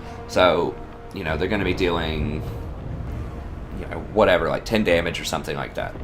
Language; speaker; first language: English; native; English